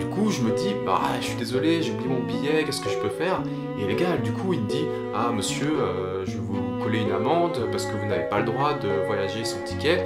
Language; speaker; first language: French; native; French